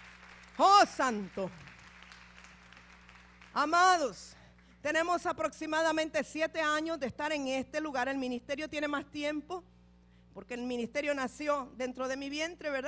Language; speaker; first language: Spanish; native; Spanish